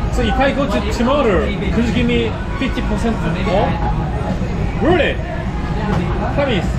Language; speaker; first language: English; non-native, learner; Korean